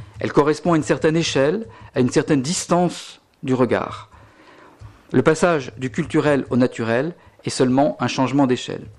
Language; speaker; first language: French; native; French